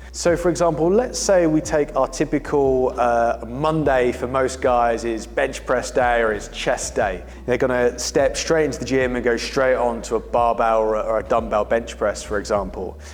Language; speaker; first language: English; native; English